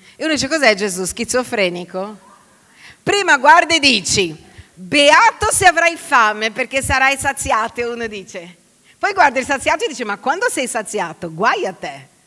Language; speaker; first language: Italian; non-native, fluent; Portuguese